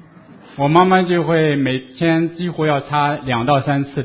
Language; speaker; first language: Chinese; native; Chinese